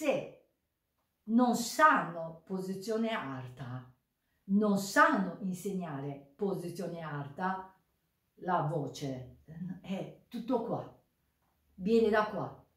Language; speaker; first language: Italian; non-native, learner; Japanese